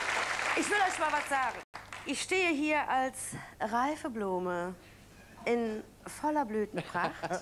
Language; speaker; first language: German; native; German